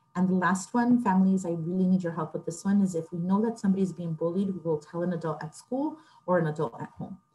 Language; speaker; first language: English; early bilingual, other home language; Spanish